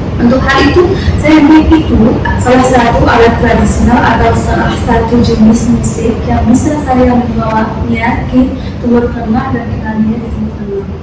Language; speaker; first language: Indonesian; non-native, fluent; Arabic